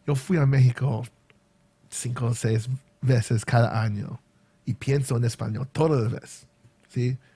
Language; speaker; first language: Spanish; non-native, learner; English